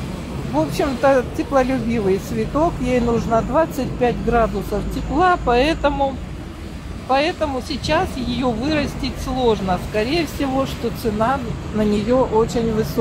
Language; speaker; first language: Russian; native; Russian